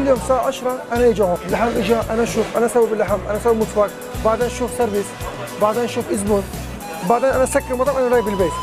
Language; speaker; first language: Arabic; non-native, learner; Turkish